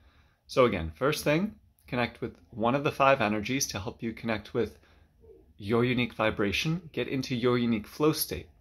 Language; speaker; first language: English; native; English